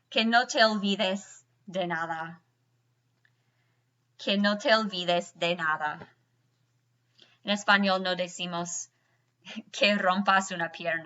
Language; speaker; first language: Spanish; non-native, fluent; English